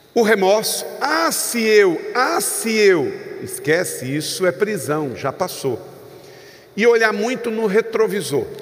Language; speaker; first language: Portuguese; native; Portuguese